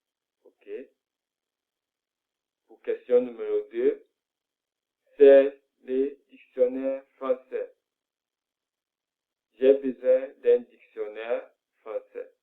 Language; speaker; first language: French; non-native, fluent; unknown